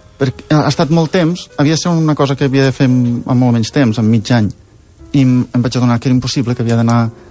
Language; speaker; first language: Catalan; native; Catalan